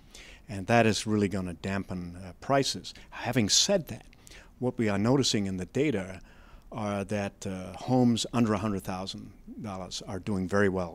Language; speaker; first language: English; native; English